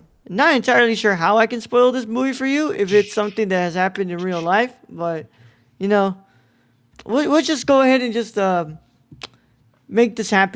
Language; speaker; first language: English; native; English